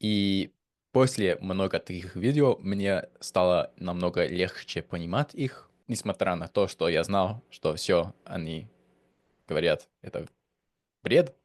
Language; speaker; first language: Russian; non-native, fluent; English